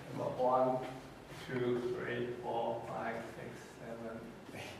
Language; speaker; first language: English; non-native, fluent; Kazakh